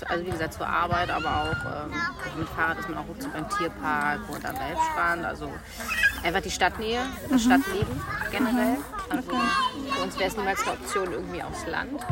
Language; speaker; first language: German; native; German